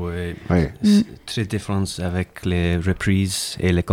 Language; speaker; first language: French; non-native, learner; English